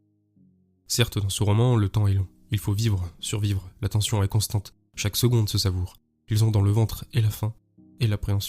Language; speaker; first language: French; native; French